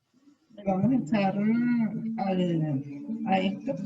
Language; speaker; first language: Spanish; native; Spanish